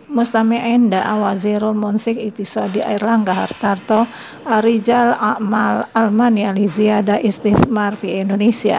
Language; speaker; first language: Arabic; non-native, learner; Indonesian